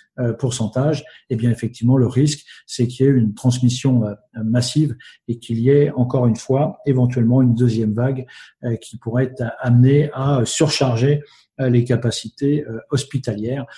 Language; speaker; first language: French; native; French